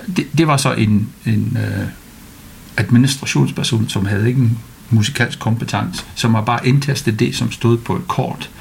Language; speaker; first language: Danish; non-native, fluent; English